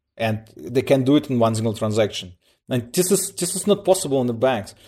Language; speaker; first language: English; early bilingual, other home language; Russian